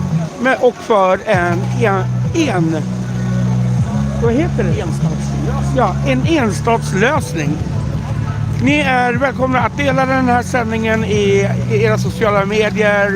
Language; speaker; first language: Swedish; native; Swedish